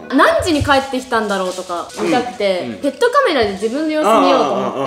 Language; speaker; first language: Japanese; native; Japanese